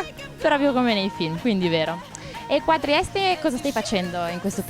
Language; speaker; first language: Italian; native; Italian